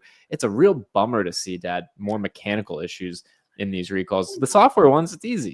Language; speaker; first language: English; native; English